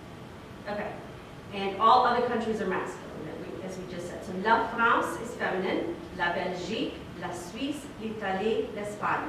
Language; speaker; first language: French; non-native, fluent; English